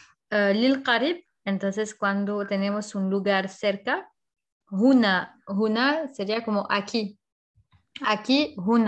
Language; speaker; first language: Spanish; non-native, fluent; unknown